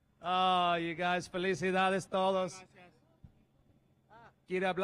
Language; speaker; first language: Spanish; non-native, learner; English